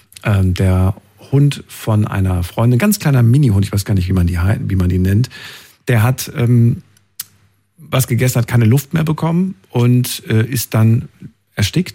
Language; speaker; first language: German; native; German